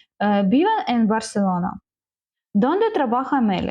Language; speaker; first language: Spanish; non-native, learner; Ukrainian